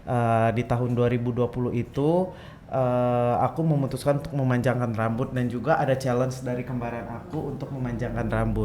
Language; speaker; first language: Indonesian; native; Indonesian